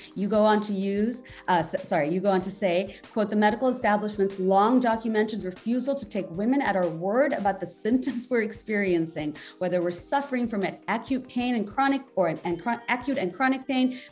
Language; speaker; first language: English; non-native, local second language; Bangla